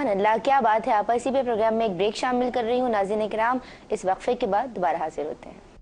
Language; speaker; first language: Urdu; native; Urdu